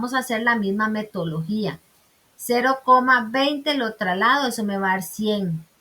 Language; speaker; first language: Spanish; native; Spanish